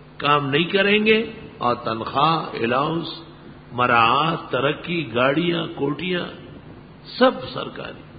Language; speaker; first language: Urdu; non-native, local second language; Pashto